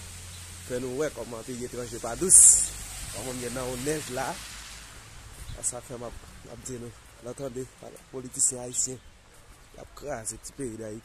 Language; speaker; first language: French; non-native, learner; Haitian Creole